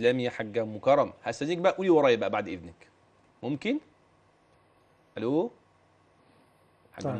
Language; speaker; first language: Arabic; native; Arabic